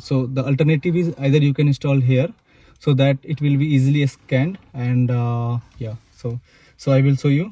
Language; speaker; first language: English; non-native, local second language; Hindi